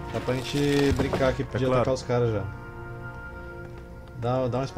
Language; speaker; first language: Portuguese; native; Portuguese